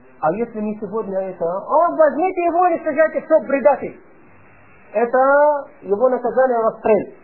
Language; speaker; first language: Russian; non-native, fluent; Arabic